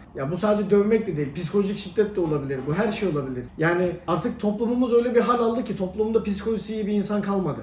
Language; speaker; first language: Turkish; native; Turkish